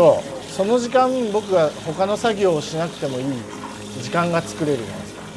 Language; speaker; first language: Japanese; native; Japanese